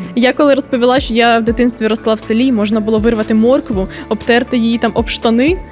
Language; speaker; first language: Ukrainian; native; Ukrainian